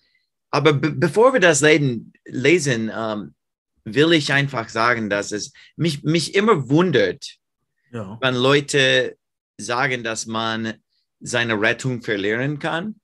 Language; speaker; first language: German; non-native, fluent; English